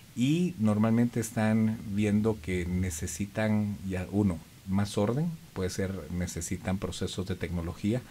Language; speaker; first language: Spanish; native; Spanish